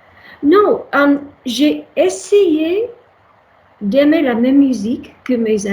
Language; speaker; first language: French; non-native, fluent; English